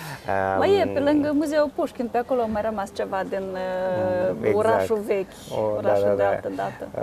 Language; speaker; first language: Romanian; native; Romanian